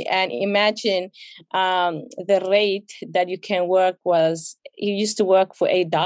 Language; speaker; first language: English; non-native, fluent; Somali